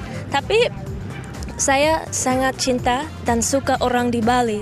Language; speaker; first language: Indonesian; non-native, learner; English